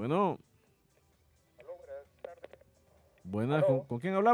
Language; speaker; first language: Spanish; native; Spanish